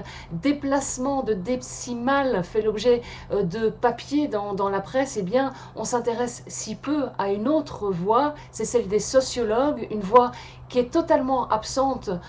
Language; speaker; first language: French; native; French